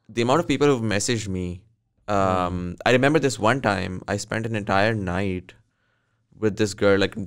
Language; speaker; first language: English; non-native, local second language; Urdu